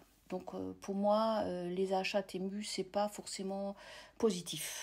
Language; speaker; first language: French; native; French